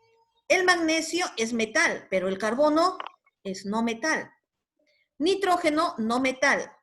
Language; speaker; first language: Spanish; native; Spanish